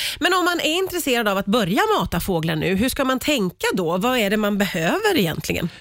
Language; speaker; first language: Swedish; native; Swedish